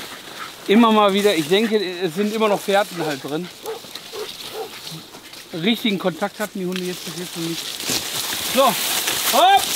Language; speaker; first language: German; native; German